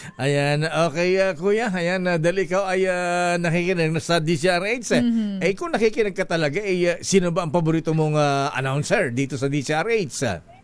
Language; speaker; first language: Filipino; non-native, local second language; Iloko